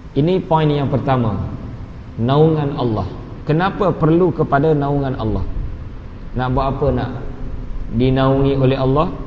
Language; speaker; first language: Malay; native; Malay